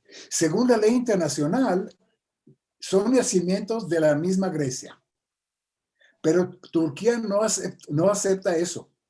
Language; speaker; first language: Spanish; non-native, fluent; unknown